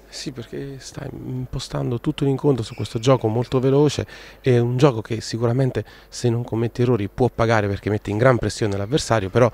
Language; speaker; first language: Italian; native; Italian